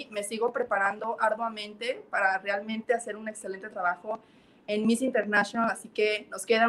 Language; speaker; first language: English; non-native, learner; Spanish